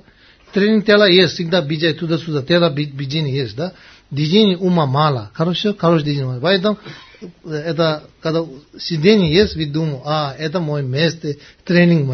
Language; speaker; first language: Russian; non-native, learner; Tibetan